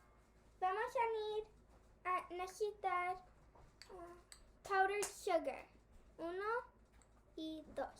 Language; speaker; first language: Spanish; early bilingual, heritage; Spanish